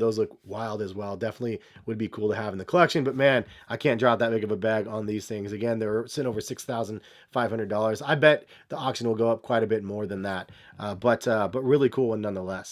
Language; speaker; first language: English; native; English